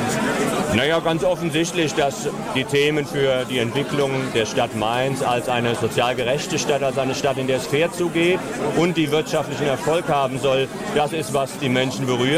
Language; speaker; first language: German; native; German